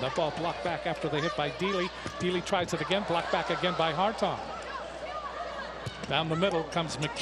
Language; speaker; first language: English; native; English